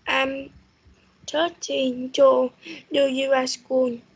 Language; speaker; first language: English; non-native, learner; Vietnamese